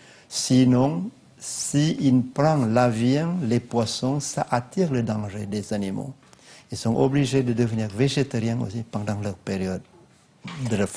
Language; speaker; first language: French; non-native, learner; Lao